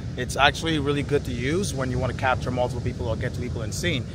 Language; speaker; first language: English; native; English